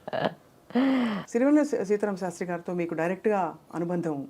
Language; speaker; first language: Telugu; native; Telugu